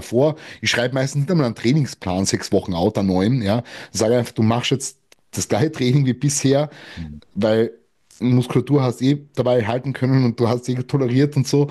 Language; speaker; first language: German; native; German